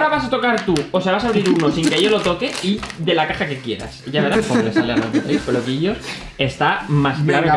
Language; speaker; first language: Spanish; native; Spanish